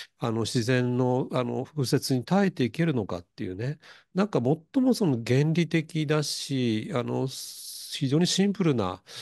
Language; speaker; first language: Japanese; native; Japanese